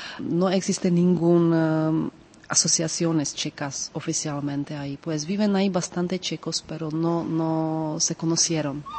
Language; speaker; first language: Spanish; non-native, fluent; Czech